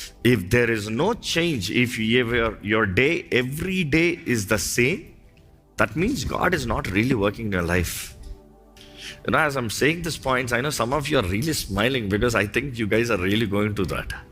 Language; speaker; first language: English; non-native, local second language; Telugu